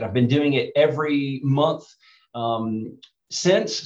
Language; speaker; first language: English; native; English